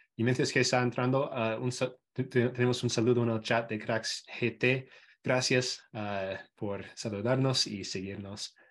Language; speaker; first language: Spanish; non-native, fluent; English